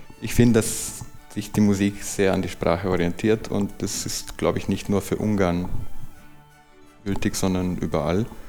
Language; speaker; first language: German; non-native, fluent; Hungarian